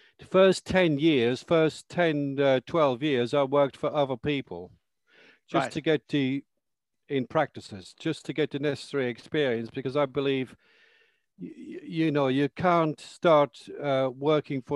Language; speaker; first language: English; native; English